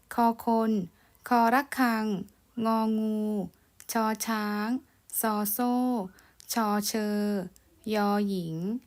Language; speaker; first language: Thai; non-native, local second language; Malay